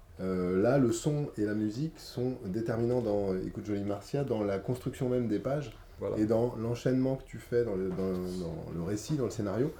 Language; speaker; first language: French; native; French